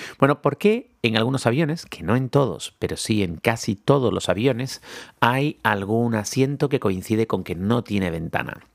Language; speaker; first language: Spanish; native; Spanish